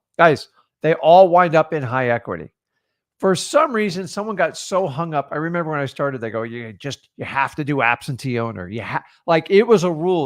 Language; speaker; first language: English; native; English